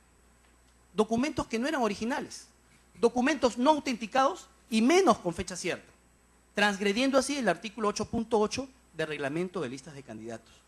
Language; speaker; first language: Spanish; native; Spanish